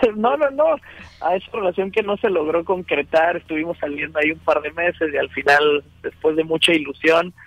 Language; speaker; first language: Spanish; native; Spanish